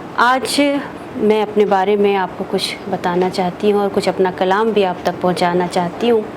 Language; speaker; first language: Urdu; native; Urdu